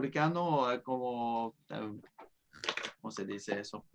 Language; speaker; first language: Spanish; non-native, fluent; French